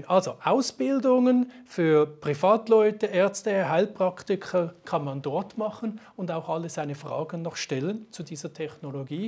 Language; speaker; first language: German; native; German